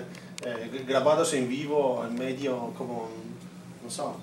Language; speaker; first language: Spanish; non-native, fluent; Italian